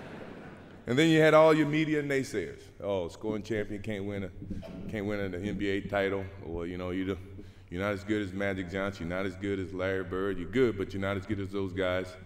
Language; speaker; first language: English; native; English